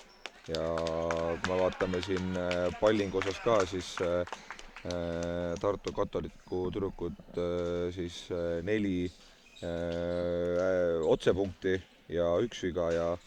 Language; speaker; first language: Estonian; native; Estonian